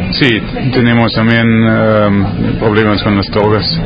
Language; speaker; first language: Spanish; non-native, learner; German